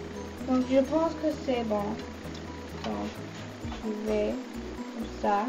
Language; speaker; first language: French; non-native, learner; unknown